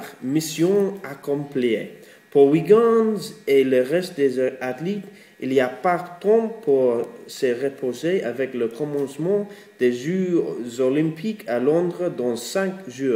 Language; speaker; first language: French; non-native, learner; English